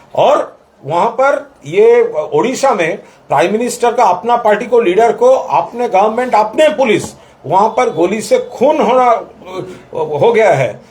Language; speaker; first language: Hindi; non-native, local second language; Bangla